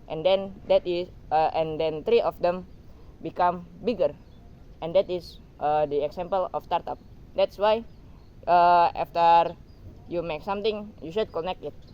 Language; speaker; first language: English; non-native, learner; Indonesian